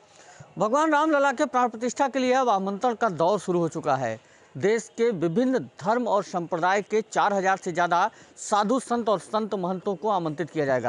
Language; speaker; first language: Hindi; native; Hindi